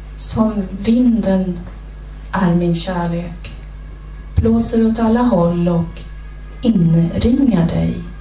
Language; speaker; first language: Swedish; native; Swedish